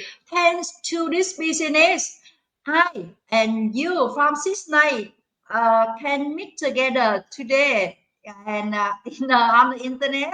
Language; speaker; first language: English; non-native, learner; Vietnamese